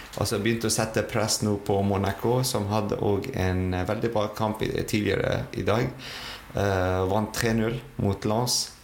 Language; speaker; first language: Norwegian; non-native, fluent; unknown